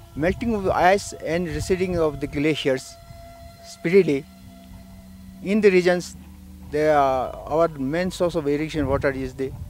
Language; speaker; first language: English; non-native, local second language; Ladakhi